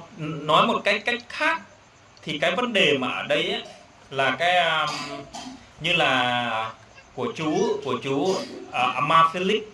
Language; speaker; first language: Vietnamese; non-native, local second language; Jarai